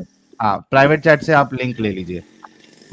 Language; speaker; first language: Hindi; native; Hindi